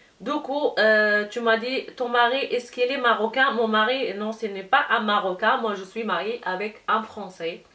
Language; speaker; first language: French; non-native, local second language; Arabic